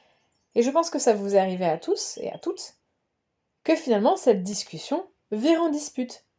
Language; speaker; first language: French; native; French